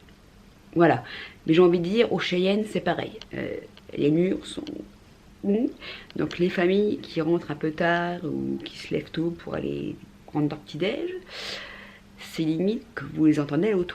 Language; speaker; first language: French; native; French